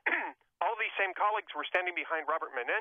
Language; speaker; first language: English; native; English